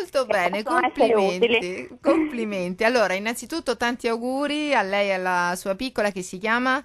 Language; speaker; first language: Italian; native; Italian